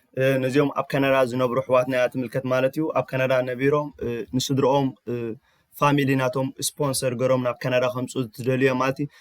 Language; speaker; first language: Tigrinya; early bilingual, heritage; Tigrinya